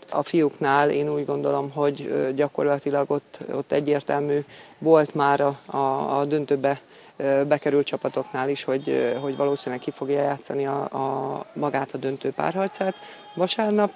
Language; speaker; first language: Hungarian; native; Hungarian